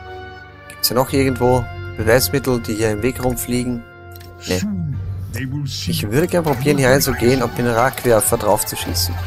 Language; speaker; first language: German; native; German